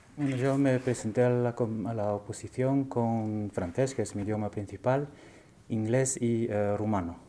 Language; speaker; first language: Spanish; non-native, fluent; French